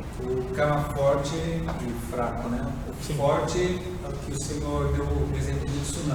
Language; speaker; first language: Portuguese; native; Portuguese